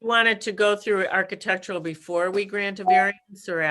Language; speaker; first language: English; native; English